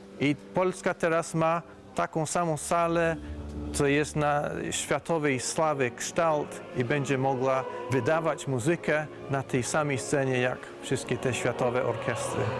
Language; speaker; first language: Polish; non-native, fluent; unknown